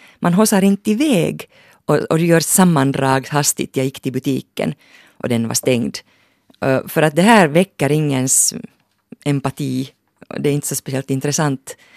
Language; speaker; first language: Swedish; native; Swedish